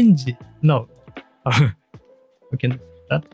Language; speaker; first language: English; non-native, learner; Japanese